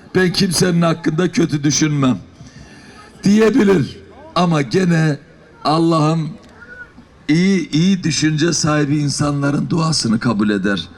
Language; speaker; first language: Turkish; native; Turkish